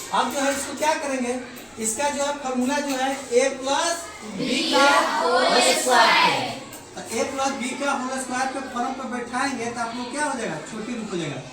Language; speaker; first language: Hindi; native; Hindi